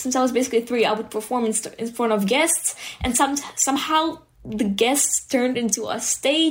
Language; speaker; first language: English; early bilingual, other home language; Hebrew